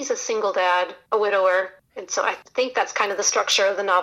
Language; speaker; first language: English; native; English